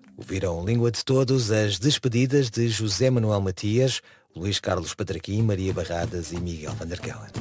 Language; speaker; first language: Portuguese; native; Portuguese